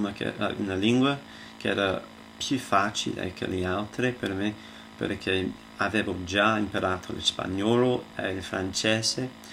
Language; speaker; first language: Italian; non-native, learner; English